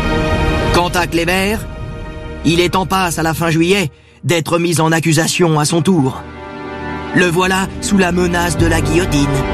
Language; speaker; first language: French; native; French